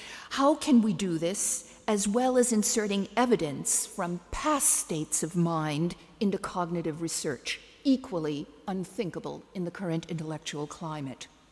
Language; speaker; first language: English; native; English